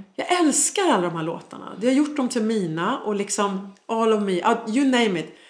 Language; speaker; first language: Swedish; native; Swedish